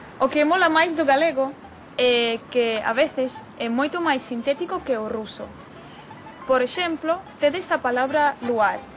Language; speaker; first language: Galician; non-native, fluent; Russian